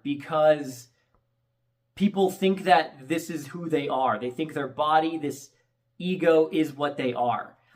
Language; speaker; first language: English; native; English